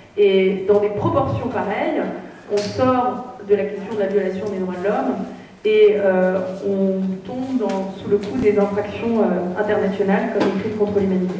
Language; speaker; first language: French; native; French